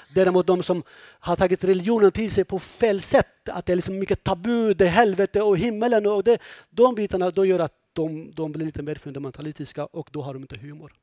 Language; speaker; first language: Swedish; non-native, fluent; Kurdish